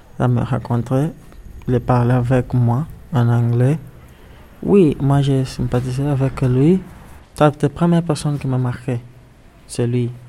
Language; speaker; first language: French; non-native, learner; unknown